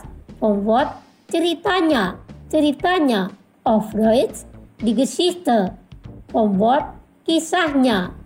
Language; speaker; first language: German; non-native, fluent; Indonesian